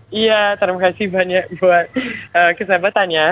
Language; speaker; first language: Indonesian; non-native, fluent; English